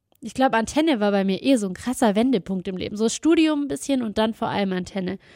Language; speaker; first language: German; native; German